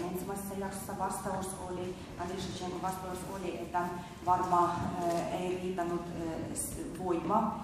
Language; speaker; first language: Finnish; non-native, fluent; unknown